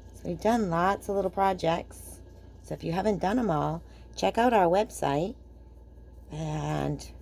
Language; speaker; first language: English; native; English